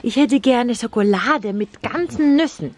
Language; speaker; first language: German; native; German